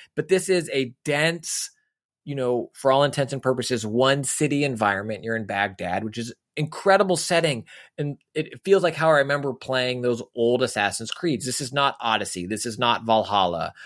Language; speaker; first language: English; native; English